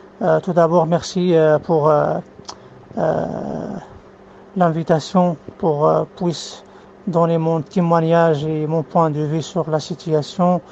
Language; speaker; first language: French; non-native, fluent; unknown